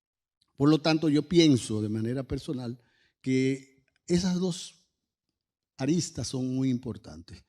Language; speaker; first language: Spanish; native; Spanish